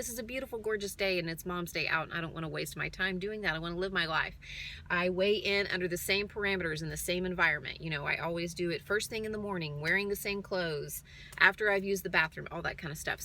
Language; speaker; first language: English; native; English